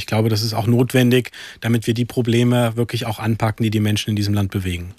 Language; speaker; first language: German; early bilingual, other home language; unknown